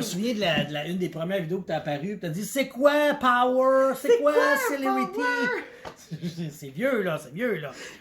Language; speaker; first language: French; native; French